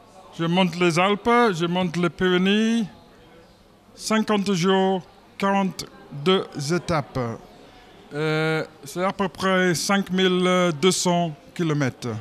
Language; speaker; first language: French; non-native, learner; English